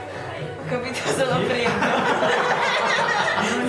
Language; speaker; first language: Italian; non-native, fluent; Malagasy